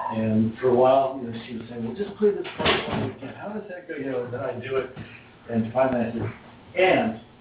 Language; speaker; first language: English; native; English